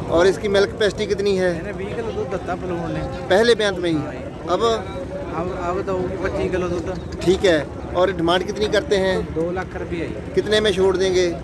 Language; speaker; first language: Hindi; non-native, local second language; Punjabi